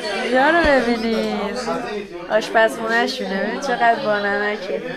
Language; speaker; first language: Persian; native; Persian